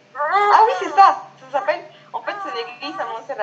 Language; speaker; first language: French; non-native, fluent; Spanish